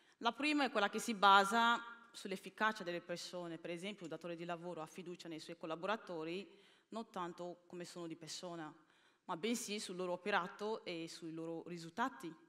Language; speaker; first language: Italian; early bilingual, other home language; Bini